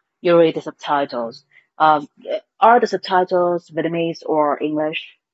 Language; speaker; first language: English; non-native, learner; Vietnamese